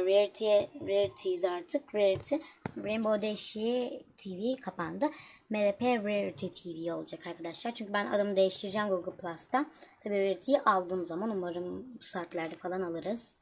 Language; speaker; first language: Turkish; native; Turkish